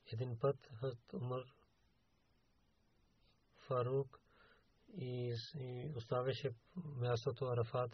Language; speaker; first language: Bulgarian; non-native, learner; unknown